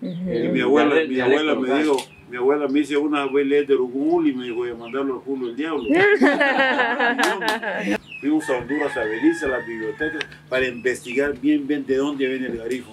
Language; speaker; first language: Spanish; native; Spanish